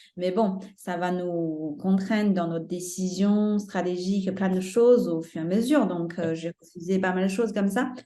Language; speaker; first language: French; non-native, fluent; Chinese